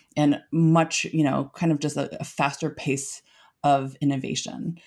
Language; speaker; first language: English; native; English